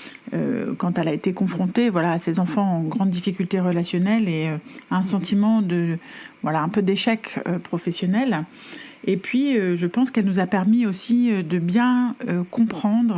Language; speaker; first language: French; native; French